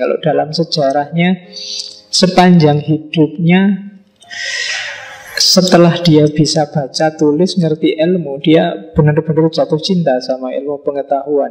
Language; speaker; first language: Indonesian; native; Indonesian